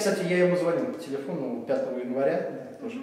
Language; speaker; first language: Russian; native; Russian